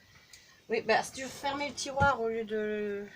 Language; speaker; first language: French; native; French